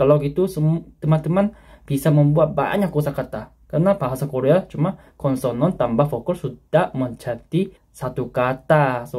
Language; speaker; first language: Indonesian; non-native, fluent; Korean